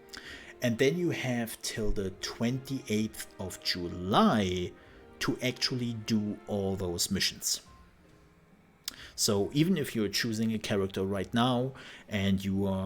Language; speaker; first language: English; non-native, fluent; German